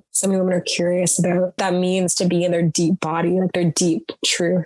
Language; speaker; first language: English; native; English